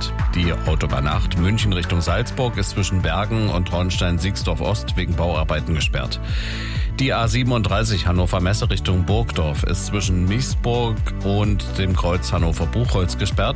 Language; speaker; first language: German; native; German